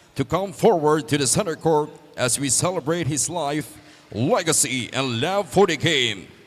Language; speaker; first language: English; non-native, local second language; Filipino